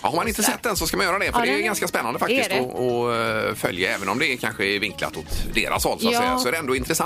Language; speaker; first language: Swedish; native; Swedish